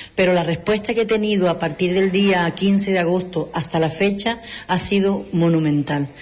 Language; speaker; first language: Spanish; native; Spanish